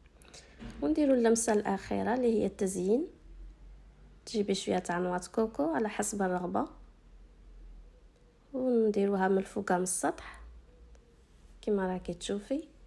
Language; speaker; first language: Arabic; native; Arabic